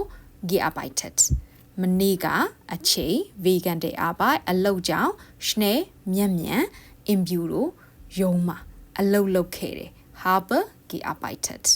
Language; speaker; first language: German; non-native, fluent; Burmese